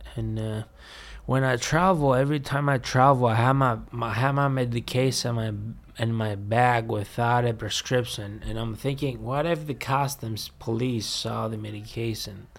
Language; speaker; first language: English; non-native, fluent; Greek